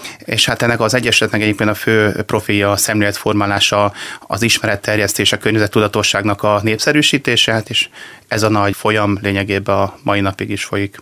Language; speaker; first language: Hungarian; native; Hungarian